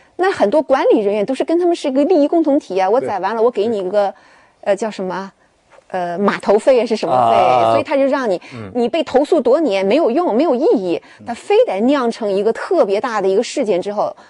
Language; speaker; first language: Chinese; native; Chinese